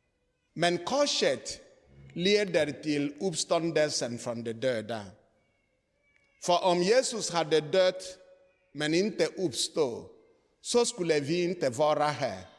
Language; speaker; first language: Swedish; non-native, fluent; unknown